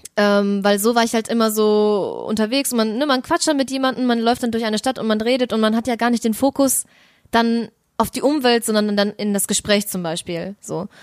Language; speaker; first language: German; early bilingual, other home language; Russian